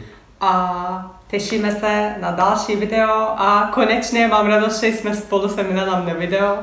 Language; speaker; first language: Czech; non-native, learner; Turkish